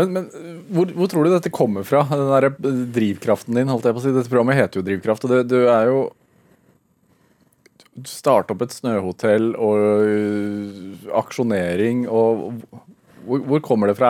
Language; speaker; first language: Norwegian; native; Norwegian